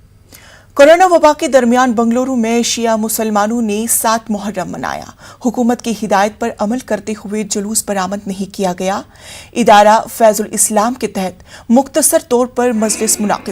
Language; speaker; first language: Hindi; native; Hindi